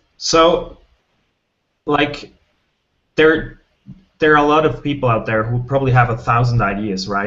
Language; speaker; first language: English; non-native, fluent; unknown